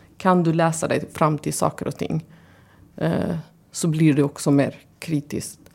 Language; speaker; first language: Swedish; early bilingual, other home language; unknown